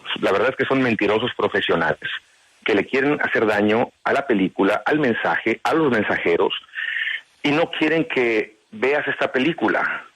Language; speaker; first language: Spanish; native; Spanish